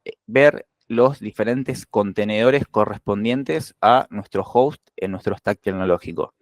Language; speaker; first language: Spanish; native; Spanish